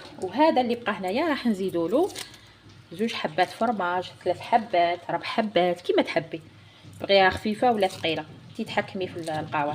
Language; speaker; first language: Arabic; native; Arabic